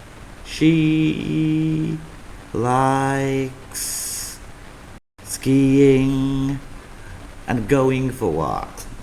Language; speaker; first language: English; non-native, fluent; Vietnamese